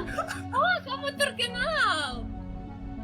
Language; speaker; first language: Indonesian; non-native, learner; Russian